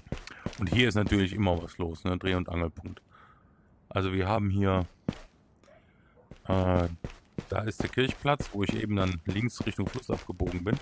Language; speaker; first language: German; native; German